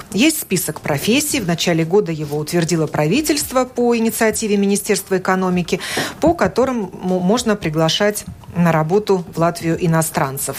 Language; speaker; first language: Russian; native; Russian